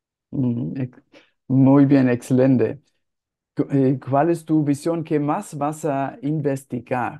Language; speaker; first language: Spanish; non-native, fluent; German